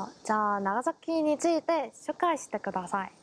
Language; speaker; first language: Japanese; non-native, learner; Korean